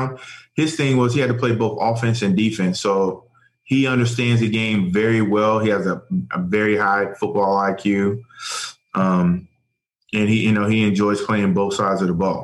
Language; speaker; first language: English; native; English